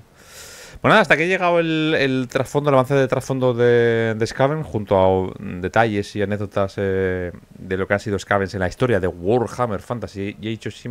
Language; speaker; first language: Spanish; native; Spanish